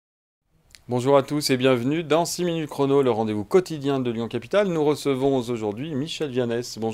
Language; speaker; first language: French; native; French